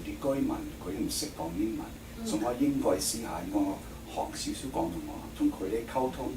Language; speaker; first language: Cantonese; non-native, fluent; English